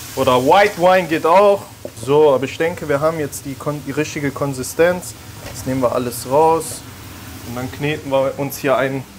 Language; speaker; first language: German; early bilingual, other home language; Italian